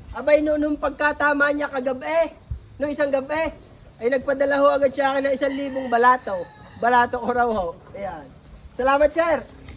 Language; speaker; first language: Filipino; native; Filipino